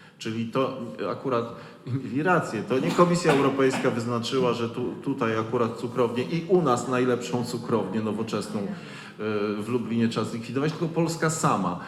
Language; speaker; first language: Polish; native; Polish